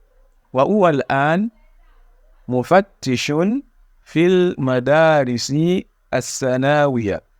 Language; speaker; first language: Arabic; non-native, fluent; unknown